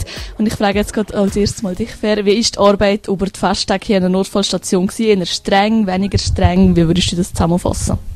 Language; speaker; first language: German; native; German